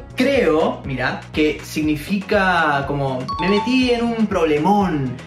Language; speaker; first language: Spanish; native; Spanish